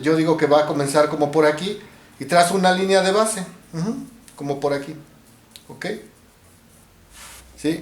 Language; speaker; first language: Spanish; native; Spanish